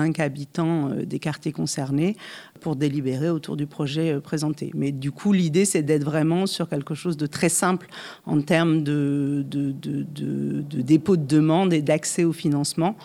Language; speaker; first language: French; native; French